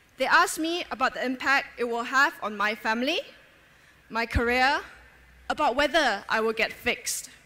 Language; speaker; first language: English; native; English